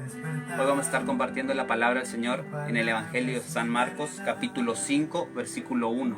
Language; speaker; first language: Spanish; native; Spanish